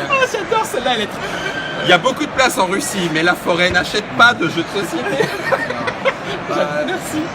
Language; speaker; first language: French; native; French